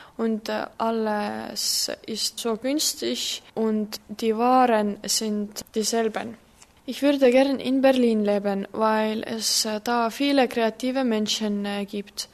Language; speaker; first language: German; non-native, learner; Estonian